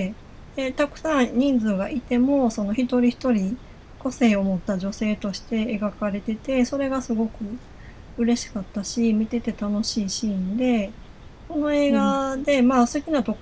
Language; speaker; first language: Japanese; native; Japanese